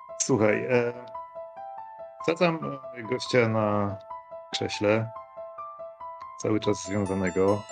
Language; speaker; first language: Polish; native; Polish